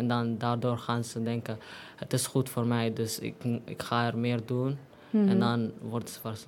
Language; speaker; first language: Dutch; non-native, learner; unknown